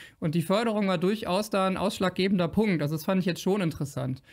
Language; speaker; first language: German; native; German